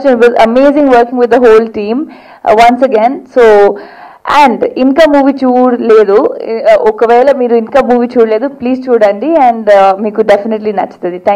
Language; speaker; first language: Telugu; non-native, local second language; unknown